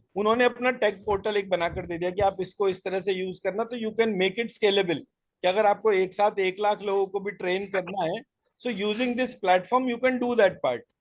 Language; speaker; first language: Hindi; native; Hindi